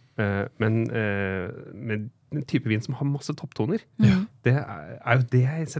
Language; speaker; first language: Norwegian; native; Norwegian